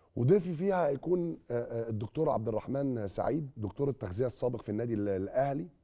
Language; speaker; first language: Arabic; native; Arabic